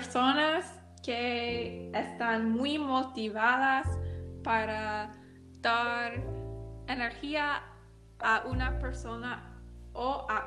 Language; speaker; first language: Spanish; non-native, learner; English